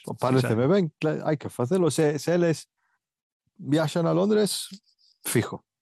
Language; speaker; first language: Galician; early bilingual, heritage; Galician